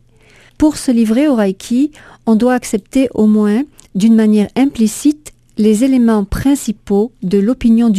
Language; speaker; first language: French; native; French